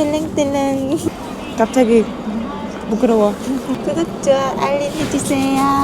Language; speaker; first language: Korean; non-native, learner; Vietnamese